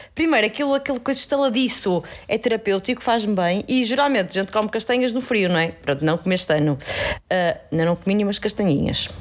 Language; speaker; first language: Portuguese; native; Portuguese